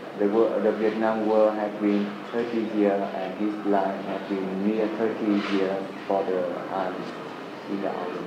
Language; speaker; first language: English; non-native, learner; Vietnamese